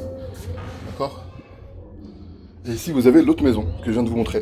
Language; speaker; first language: French; non-native, local second language; Arabic